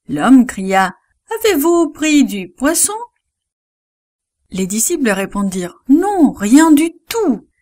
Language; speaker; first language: French; native; French